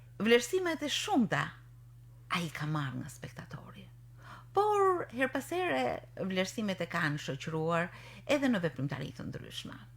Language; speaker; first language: Albanian; native; Albanian